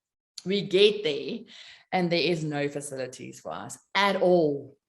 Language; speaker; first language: English; native; English